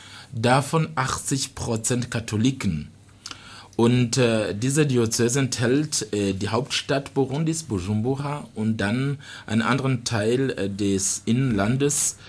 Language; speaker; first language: German; non-native, fluent; Rundi